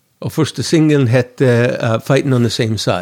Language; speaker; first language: Swedish; non-native, fluent; English